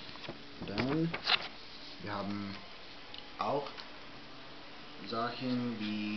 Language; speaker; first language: German; non-native, learner; English